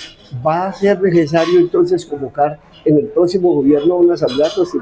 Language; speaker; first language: Spanish; native; Spanish